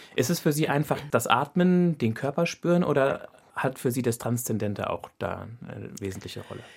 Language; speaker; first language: German; native; German